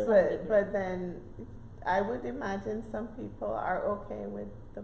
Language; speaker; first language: English; native; English